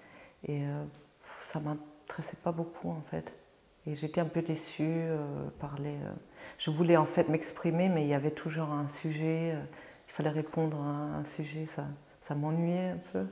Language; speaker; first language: French; non-native, fluent; German